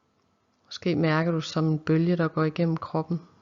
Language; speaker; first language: Danish; native; Danish